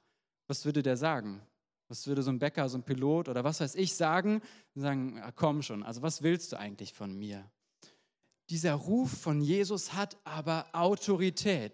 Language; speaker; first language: German; native; German